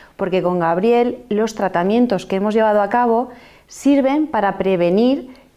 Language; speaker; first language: Spanish; non-native, local second language; Catalan